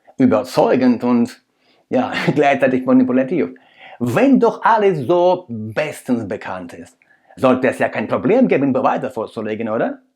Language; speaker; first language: German; non-native, fluent; Russian